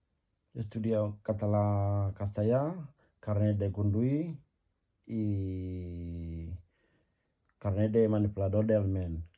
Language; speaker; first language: Catalan; non-native, learner; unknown